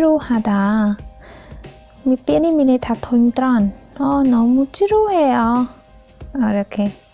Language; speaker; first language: Korean; non-native, fluent; Khmer